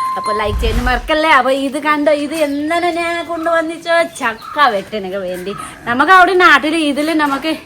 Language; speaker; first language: Malayalam; non-native, fluent; Nepali